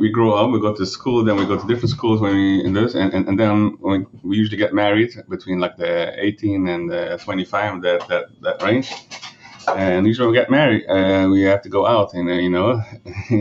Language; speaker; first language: English; early bilingual, other home language; Yiddish